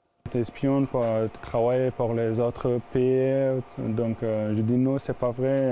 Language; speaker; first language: French; non-native, learner; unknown